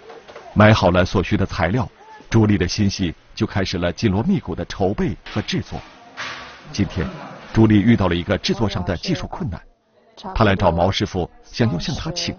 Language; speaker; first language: Chinese; native; Chinese